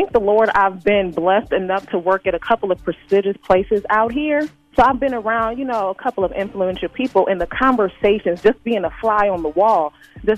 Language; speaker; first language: English; native; English